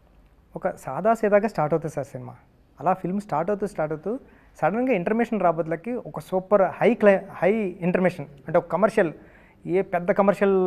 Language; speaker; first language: Telugu; native; Telugu